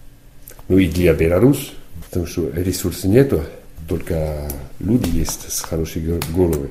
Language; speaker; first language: Russian; non-native, fluent; French